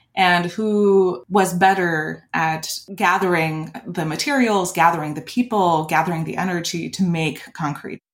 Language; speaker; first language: English; early bilingual, other home language; Lithuanian